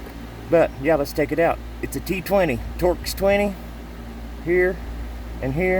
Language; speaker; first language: English; native; English